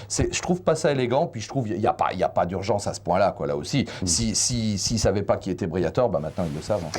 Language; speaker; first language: French; native; French